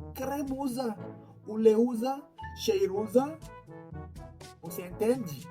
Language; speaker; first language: Portuguese; non-native, learner; Korean